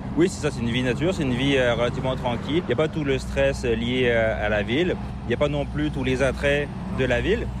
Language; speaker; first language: French; native; French